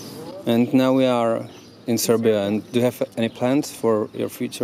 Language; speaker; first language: English; non-native, fluent; Czech